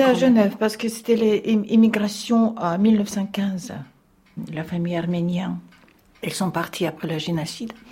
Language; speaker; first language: French; non-native, fluent; Russian